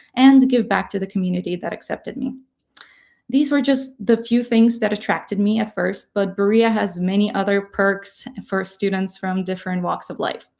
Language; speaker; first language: English; non-native, fluent; Ukrainian